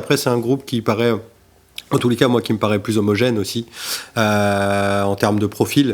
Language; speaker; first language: French; native; French